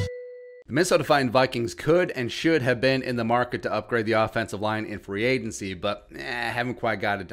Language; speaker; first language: English; native; English